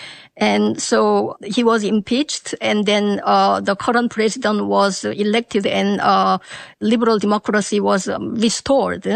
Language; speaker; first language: English; non-native, fluent; Korean